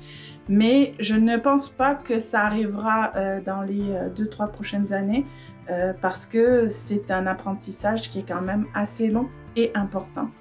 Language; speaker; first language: French; native; French